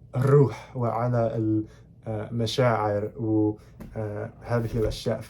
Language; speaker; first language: Arabic; non-native, fluent; English